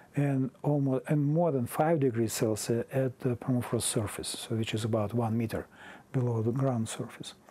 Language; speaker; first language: English; non-native, fluent; Russian